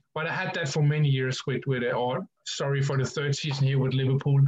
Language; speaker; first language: English; non-native, fluent; Danish